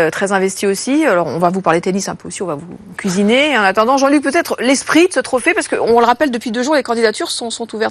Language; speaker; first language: French; native; French